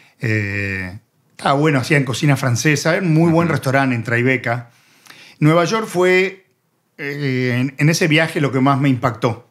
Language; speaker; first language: Spanish; native; Spanish